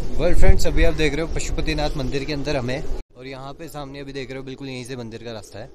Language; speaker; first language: Hindi; native; Hindi